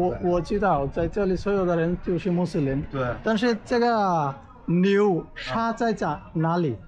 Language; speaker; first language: Chinese; non-native, fluent; Bangla